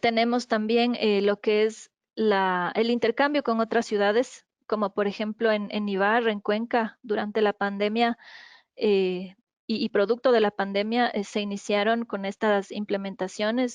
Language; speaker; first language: Spanish; native; Spanish